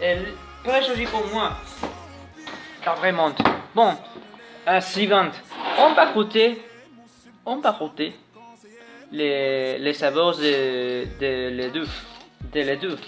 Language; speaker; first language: French; non-native, learner; Spanish